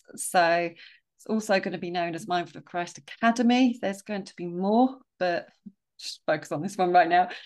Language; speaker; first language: English; native; English